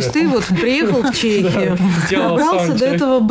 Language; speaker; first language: Russian; native; Russian